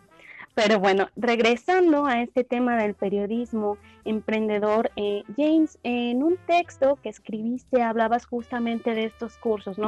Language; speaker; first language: Spanish; native; Spanish